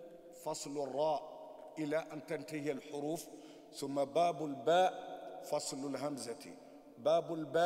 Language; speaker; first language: Arabic; non-native, fluent; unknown